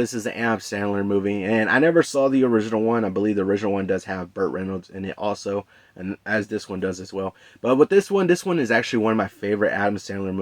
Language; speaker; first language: English; native; English